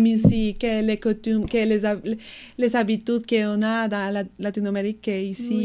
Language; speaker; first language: French; non-native, fluent; Spanish